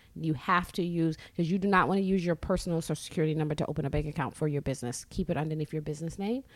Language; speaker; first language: English; native; English